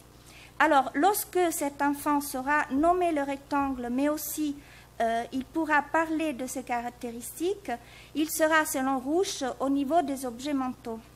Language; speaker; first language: French; native; French